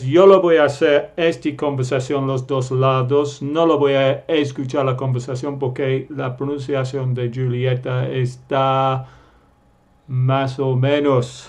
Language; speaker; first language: Spanish; non-native, fluent; English